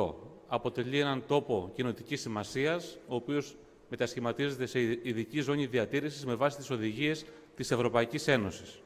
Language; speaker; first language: Greek; native; Greek